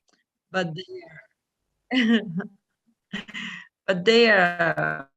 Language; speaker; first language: English; non-native, fluent; Spanish